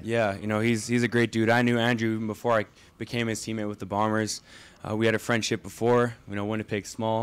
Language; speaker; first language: English; native; English